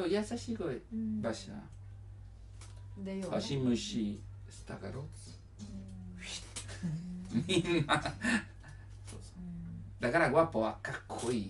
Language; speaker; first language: Japanese; non-native, learner; Italian